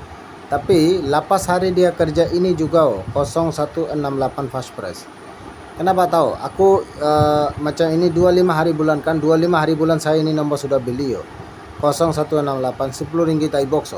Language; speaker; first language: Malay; non-native, learner; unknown